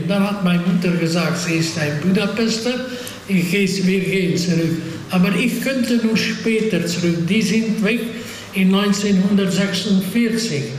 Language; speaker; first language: German; non-native, fluent; Hungarian